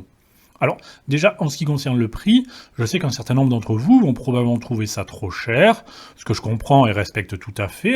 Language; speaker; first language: French; native; French